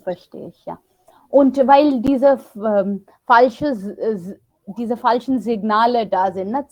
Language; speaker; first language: German; non-native, fluent; Hindi